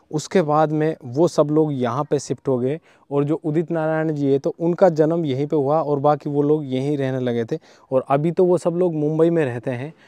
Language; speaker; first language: Hindi; native; Hindi